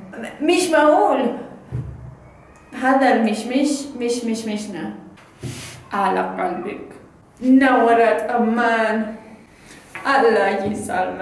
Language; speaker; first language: Arabic; non-native, learner; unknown